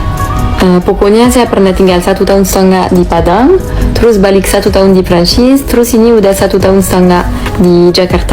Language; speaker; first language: Indonesian; non-native, fluent; French